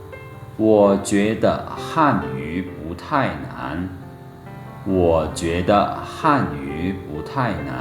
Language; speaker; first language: Chinese; non-native, fluent; Lao